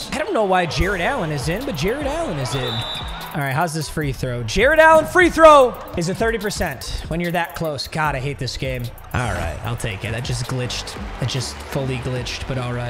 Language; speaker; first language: English; native; English